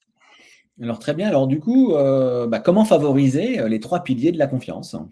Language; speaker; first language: French; native; French